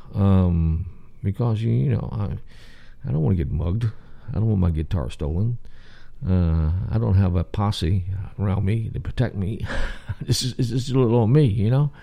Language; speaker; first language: English; native; English